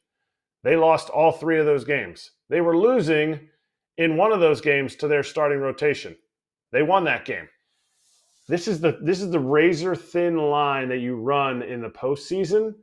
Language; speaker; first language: English; native; English